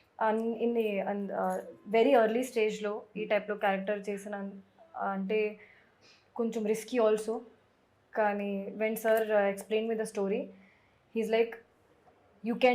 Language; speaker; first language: Telugu; non-native, learner; Hindi